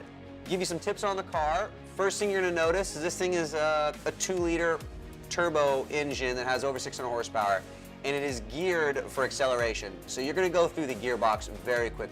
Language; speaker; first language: English; native; English